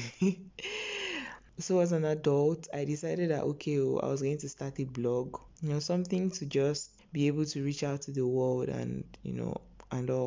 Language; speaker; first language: English; non-native, local second language; Igbo